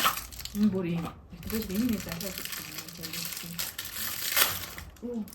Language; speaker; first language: Mongolian; native; Mongolian